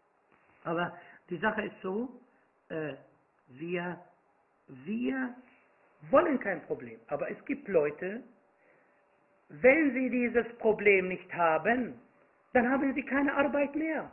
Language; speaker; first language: German; non-native, fluent; Arabic